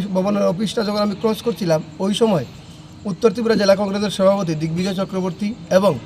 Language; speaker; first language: Bangla; native; Bangla